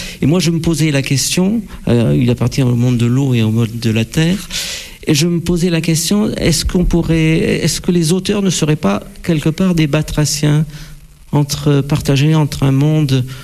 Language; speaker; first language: French; native; French